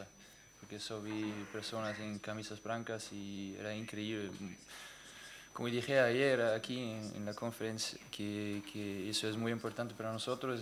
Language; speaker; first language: Spanish; non-native, learner; German